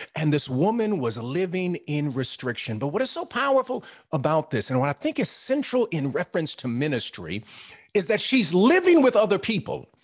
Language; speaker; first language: English; native; English